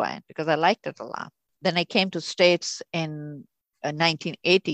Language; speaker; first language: English; non-native, local second language; Urdu